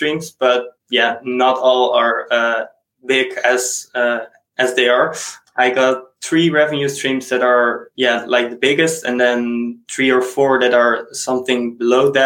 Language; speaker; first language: English; non-native, fluent; Dutch